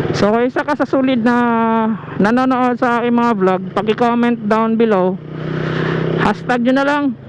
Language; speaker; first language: Filipino; non-native, local second language; Cebuano